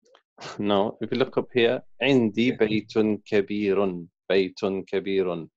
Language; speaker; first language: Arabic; non-native, fluent; English